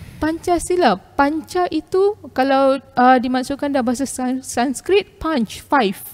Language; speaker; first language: Malay; non-native, local second language; Tamil